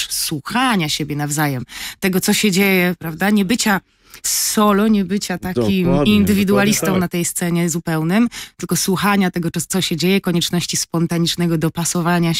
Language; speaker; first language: Polish; native; Polish